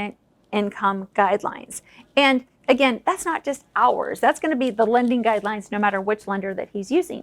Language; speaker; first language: English; native; English